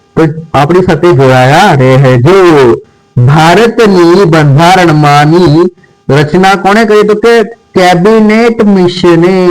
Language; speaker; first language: Gujarati; non-native, local second language; Marathi